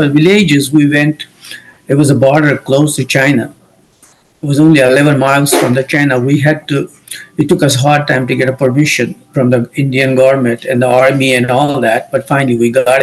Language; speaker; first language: English; non-native, local second language; Kashmiri